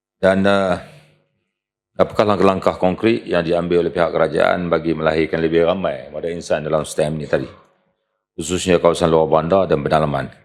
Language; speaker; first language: Malay; native; Malay